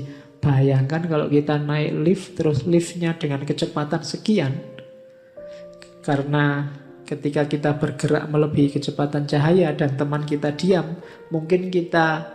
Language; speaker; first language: Indonesian; native; Indonesian